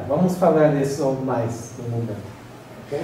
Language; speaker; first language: Portuguese; non-native, learner; English